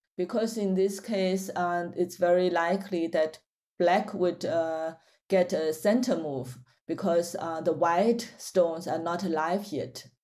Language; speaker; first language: English; non-native, fluent; Chinese